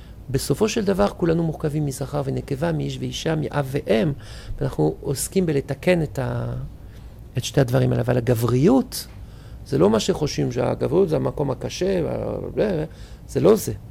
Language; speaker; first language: Hebrew; non-native, fluent; French